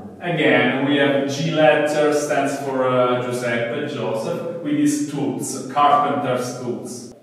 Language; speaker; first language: English; non-native, fluent; Italian